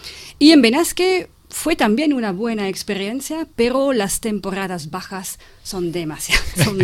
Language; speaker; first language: Spanish; non-native, fluent; French